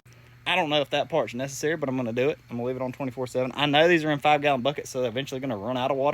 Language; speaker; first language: English; native; English